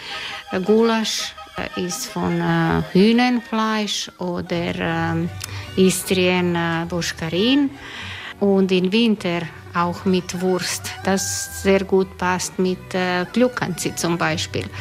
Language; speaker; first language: German; non-native, learner; Croatian